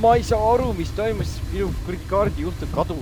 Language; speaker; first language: Estonian; native; Estonian